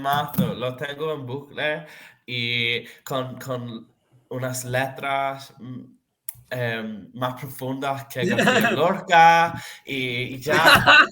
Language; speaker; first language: Spanish; non-native, fluent; Serbian